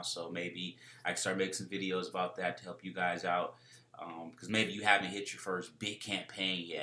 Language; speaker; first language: English; native; English